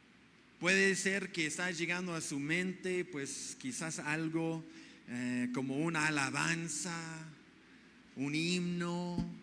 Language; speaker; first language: Spanish; non-native, fluent; English